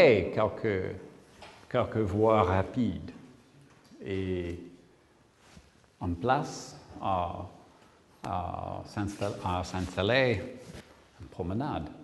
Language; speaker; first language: French; non-native, learner; English